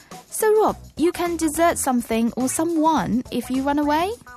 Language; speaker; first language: English; non-native, fluent; Chinese